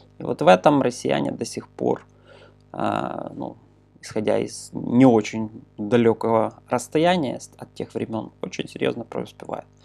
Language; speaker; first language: Russian; non-native, local second language; Ukrainian